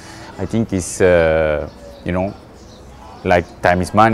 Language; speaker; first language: English; non-native, learner; Japanese